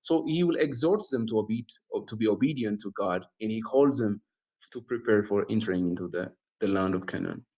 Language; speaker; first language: English; non-native, local second language; Amharic